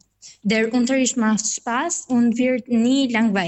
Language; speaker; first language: German; non-native, fluent; Albanian